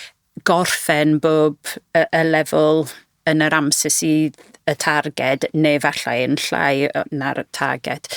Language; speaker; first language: Welsh; non-native, fluent; English